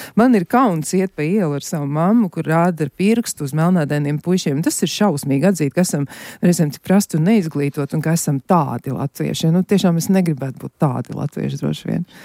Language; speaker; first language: Latvian; native; Latvian